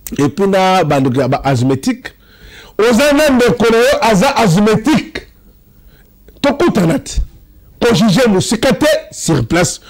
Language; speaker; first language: Lingala; non-native, local second language; Luba-Lulua